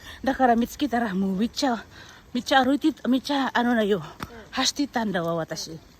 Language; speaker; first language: Japanese; non-native, fluent; Filipino